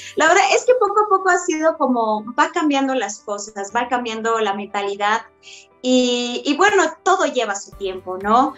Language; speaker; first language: Spanish; non-native, local second language; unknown